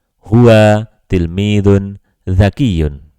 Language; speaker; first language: Arabic; non-native, fluent; Indonesian